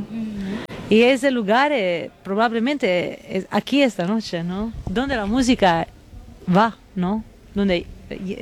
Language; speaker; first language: Spanish; non-native, fluent; Italian